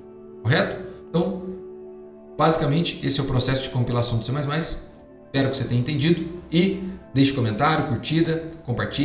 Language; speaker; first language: Portuguese; native; Portuguese